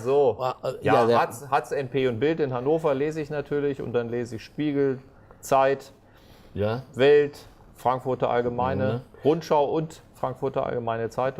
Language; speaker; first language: German; native; German